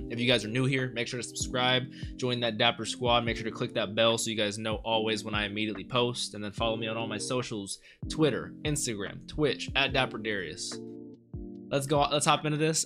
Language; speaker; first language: English; native; English